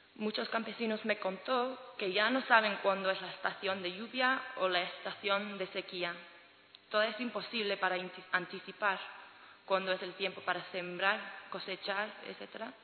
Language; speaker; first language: Spanish; non-native, learner; English